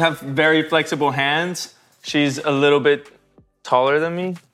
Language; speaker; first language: English; early bilingual, other home language; Spanish